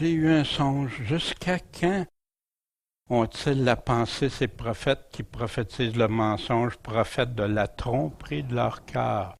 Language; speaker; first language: French; native; French